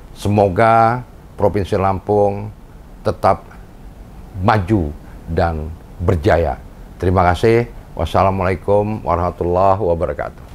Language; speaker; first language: Indonesian; native; Indonesian